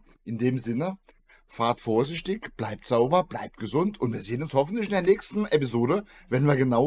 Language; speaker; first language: German; native; German